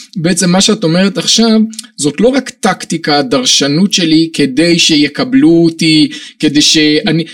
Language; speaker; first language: Hebrew; native; Hebrew